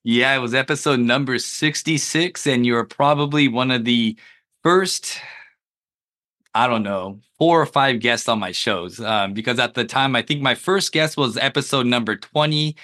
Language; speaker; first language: English; early bilingual, other home language; Japanese